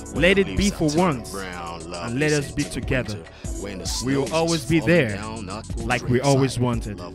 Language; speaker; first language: English; non-native, local second language; Yoruba